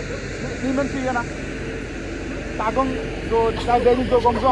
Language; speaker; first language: Chinese; non-native, learner; Bangla